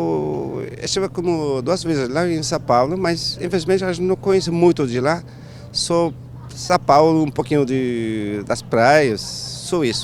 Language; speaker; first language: Portuguese; non-native, fluent; Turkish